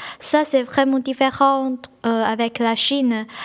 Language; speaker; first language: French; non-native, learner; Chinese